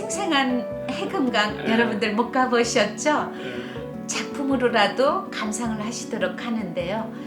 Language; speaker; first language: Korean; native; Korean